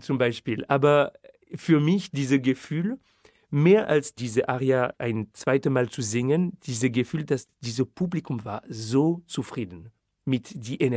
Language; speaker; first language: German; non-native, fluent; French